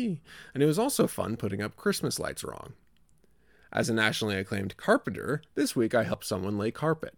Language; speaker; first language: English; native; English